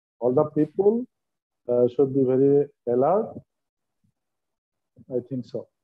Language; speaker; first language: English; non-native, learner; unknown